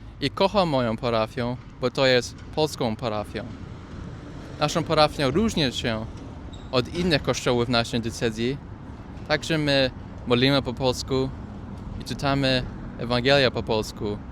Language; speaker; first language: Polish; early bilingual, heritage; Polish